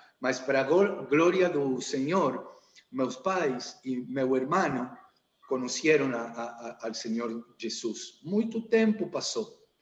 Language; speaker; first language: Portuguese; non-native, learner; Spanish